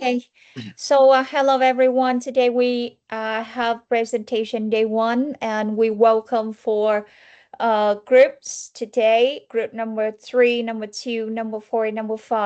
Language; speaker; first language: English; non-native, fluent; Vietnamese